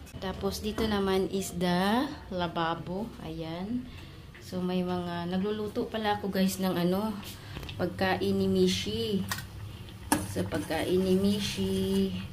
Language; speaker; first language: Filipino; native; Filipino